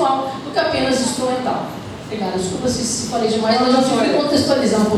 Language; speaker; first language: Portuguese; native; Portuguese